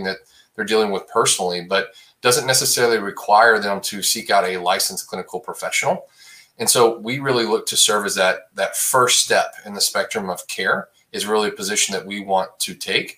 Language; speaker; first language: English; native; English